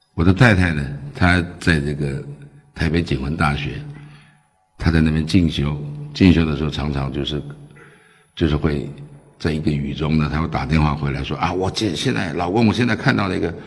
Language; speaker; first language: Chinese; early bilingual, other home language; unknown